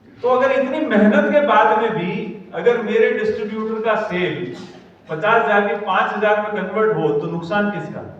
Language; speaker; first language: Hindi; native; Hindi